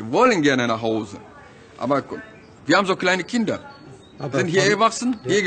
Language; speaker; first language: German; non-native, learner; Turkish